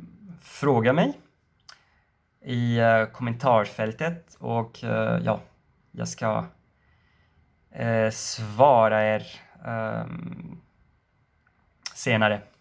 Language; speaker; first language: Swedish; non-native, learner; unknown